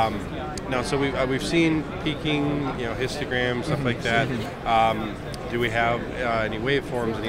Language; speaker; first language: English; native; English